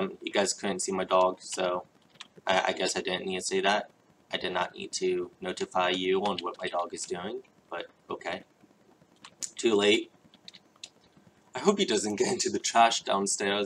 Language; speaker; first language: English; native; English